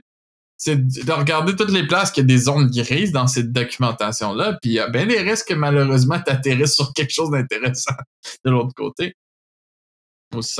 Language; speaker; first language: French; native; French